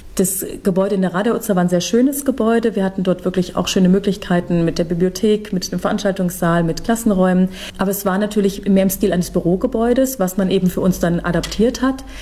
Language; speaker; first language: German; native; German